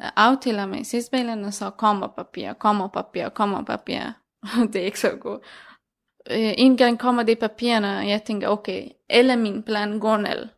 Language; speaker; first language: Danish; non-native, fluent; Persian